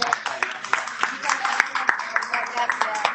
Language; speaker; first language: Spanish; native; Spanish